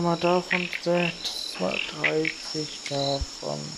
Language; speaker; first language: German; non-native, learner; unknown